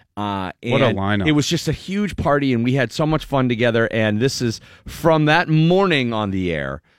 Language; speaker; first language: English; native; English